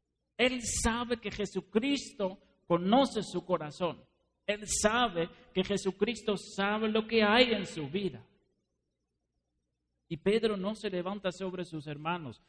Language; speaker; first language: Spanish; non-native, fluent; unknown